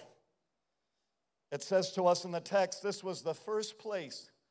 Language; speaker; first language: English; native; English